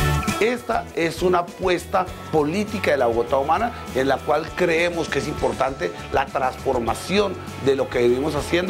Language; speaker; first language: Spanish; native; Spanish